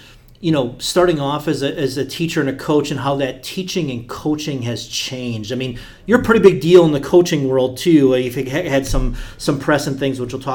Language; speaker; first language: English; native; English